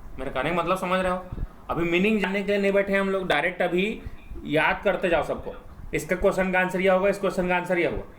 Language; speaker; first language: Hindi; native; Hindi